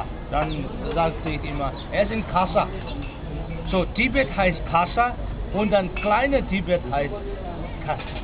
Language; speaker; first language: German; non-native, learner; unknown